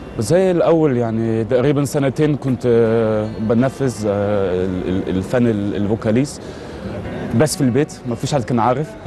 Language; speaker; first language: Arabic; early bilingual, heritage; Arabic